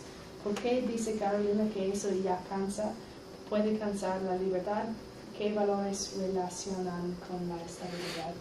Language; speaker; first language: Spanish; non-native, learner; English